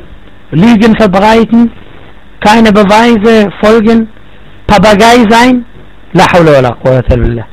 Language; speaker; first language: German; non-native, fluent; Arabic